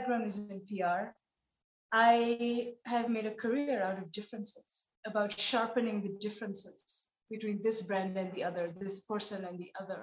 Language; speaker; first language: English; non-native, local second language; Nepali